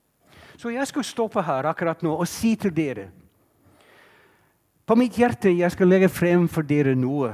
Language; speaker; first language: Norwegian; non-native, fluent; English